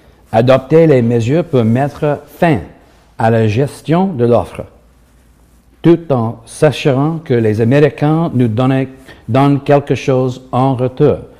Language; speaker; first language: French; non-native, learner; English